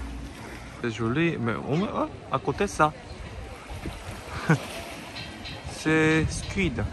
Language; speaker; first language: French; non-native, fluent; Korean